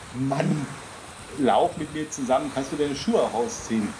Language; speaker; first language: German; native; German